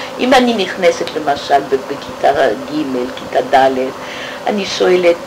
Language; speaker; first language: Hebrew; non-native, fluent; French